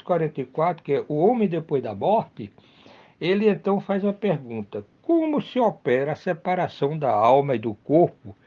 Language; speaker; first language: Portuguese; native; Portuguese